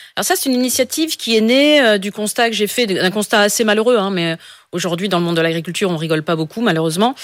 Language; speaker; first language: French; native; French